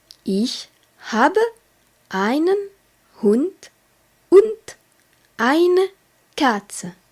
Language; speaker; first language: German; non-native, fluent; French